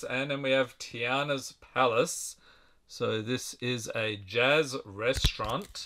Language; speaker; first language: English; native; English